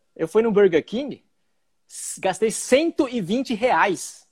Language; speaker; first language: Portuguese; early bilingual, other home language; English